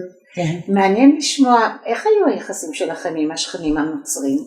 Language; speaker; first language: Hebrew; native; Hebrew